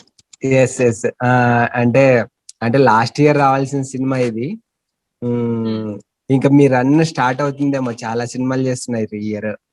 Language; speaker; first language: Telugu; native; Telugu